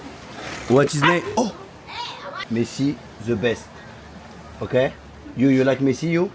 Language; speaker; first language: English; non-native, learner; French